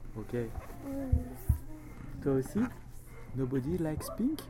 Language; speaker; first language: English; non-native, fluent; French